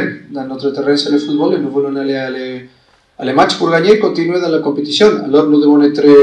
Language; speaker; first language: French; non-native, fluent; Spanish